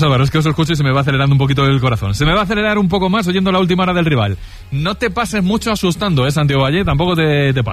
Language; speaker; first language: Spanish; native; Spanish